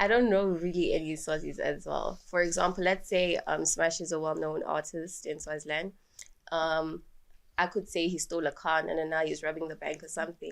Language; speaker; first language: English; non-native, local second language; Swati